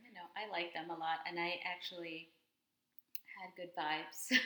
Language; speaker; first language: English; early bilingual, other home language; Spanish